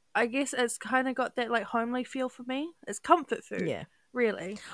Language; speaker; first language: English; native; English